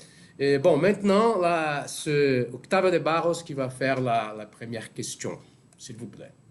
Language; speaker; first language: French; non-native, fluent; Portuguese